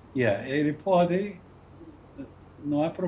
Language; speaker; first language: Portuguese; non-native, fluent; English